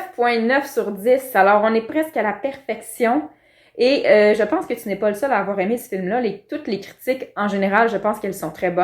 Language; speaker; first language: French; native; French